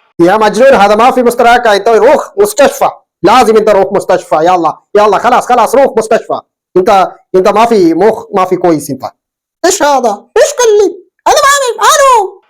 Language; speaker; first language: Arabic; non-native, learner; Malayalam